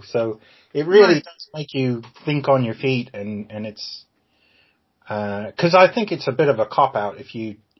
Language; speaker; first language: English; native; English